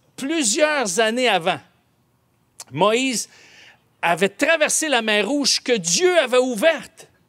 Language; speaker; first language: French; native; French